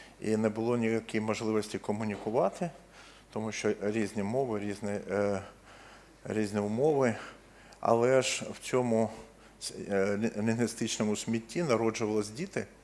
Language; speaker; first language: Ukrainian; non-native, local second language; Russian